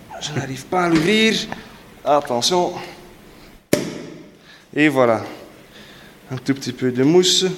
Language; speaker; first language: French; non-native, local second language; Dutch